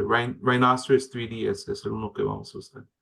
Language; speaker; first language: Spanish; early bilingual, heritage; English